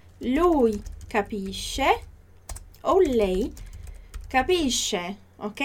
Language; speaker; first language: Italian; non-native, fluent; Portuguese